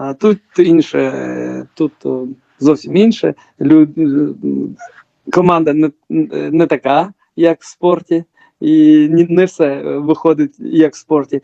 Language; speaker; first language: Ukrainian; early bilingual, other home language; Georgian